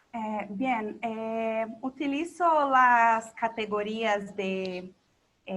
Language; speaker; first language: Spanish; non-native, local second language; Portuguese